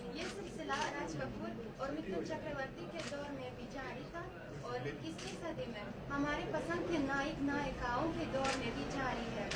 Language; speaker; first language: Hindi; non-native, learner; Turkmen